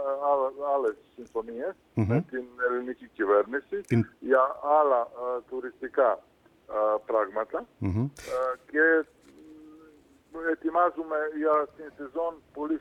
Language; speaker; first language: Greek; non-native, fluent; Serbian